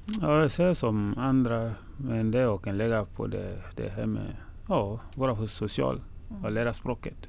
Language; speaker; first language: Swedish; non-native, fluent; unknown